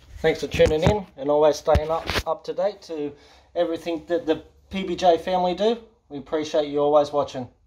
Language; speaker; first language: English; native; English